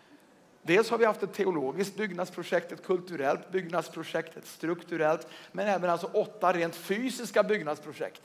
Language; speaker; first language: Swedish; native; Swedish